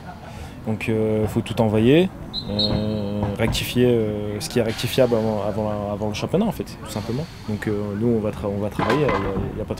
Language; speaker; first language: French; native; French